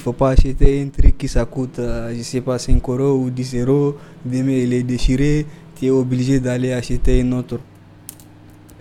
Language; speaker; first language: French; non-native, fluent; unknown